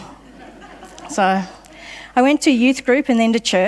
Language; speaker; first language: English; native; English